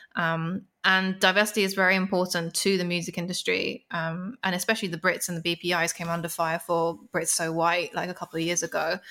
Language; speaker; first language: English; native; English